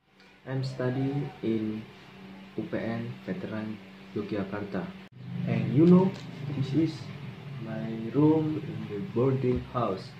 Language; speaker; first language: English; non-native, learner; Indonesian